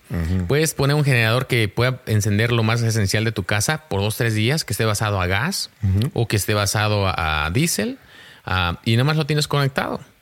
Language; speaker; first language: Spanish; early bilingual, heritage; Spanish